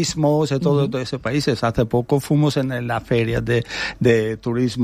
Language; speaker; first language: Spanish; non-native, fluent; Albanian